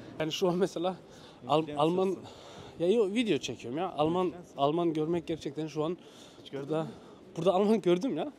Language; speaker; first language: Turkish; early bilingual, heritage; Turkish